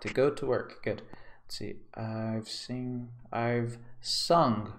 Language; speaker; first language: English; native; English